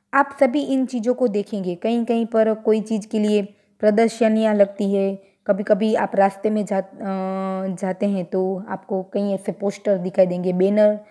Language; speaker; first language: Hindi; non-native, local second language; Gujarati